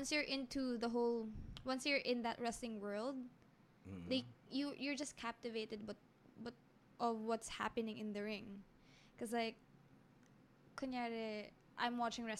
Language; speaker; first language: English; non-native, local second language; Filipino